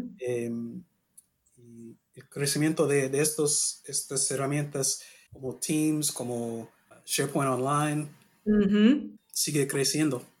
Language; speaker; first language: Spanish; non-native, learner; English